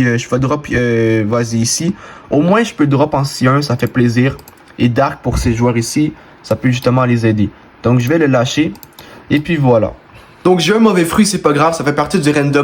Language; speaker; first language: French; native; French